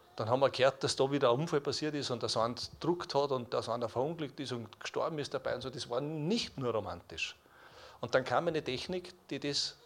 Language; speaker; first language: German; native; German